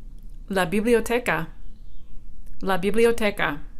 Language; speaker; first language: Spanish; non-native, fluent; English